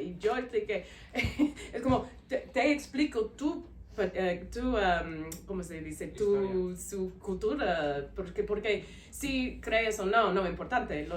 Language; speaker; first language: Spanish; non-native, fluent; English